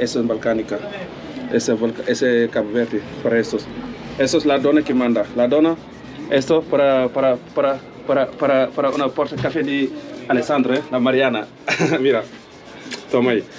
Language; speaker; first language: Spanish; non-native, learner; Kabuverdianu